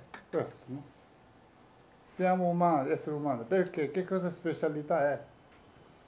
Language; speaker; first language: Italian; non-native, learner; Tibetan